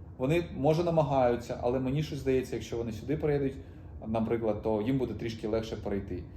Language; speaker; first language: Ukrainian; non-native, local second language; Russian